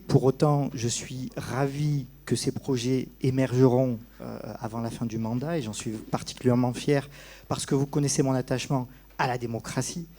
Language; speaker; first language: French; native; French